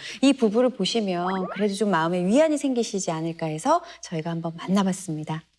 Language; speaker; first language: Korean; native; Korean